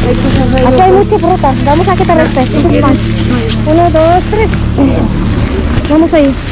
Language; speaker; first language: Spanish; non-native, learner; Filipino